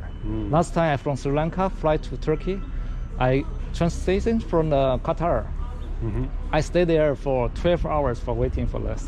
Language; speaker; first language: English; non-native, learner; Chinese